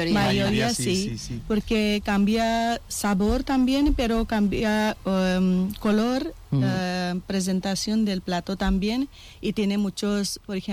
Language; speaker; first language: Spanish; non-native, learner; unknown